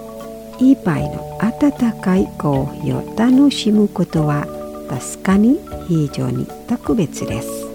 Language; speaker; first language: Japanese; non-native, fluent; Indonesian